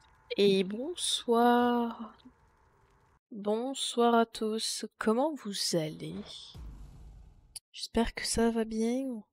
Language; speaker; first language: French; native; French